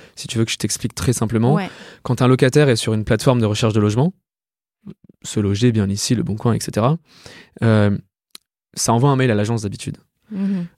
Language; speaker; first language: French; native; French